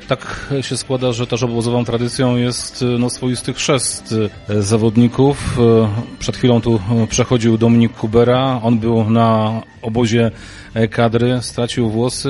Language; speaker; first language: Polish; native; Polish